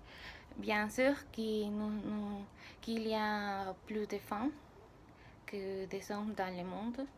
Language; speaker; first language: French; non-native, learner; Spanish